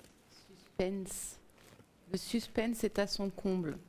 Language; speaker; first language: French; native; French